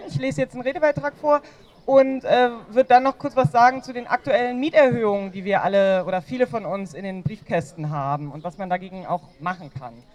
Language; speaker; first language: German; native; German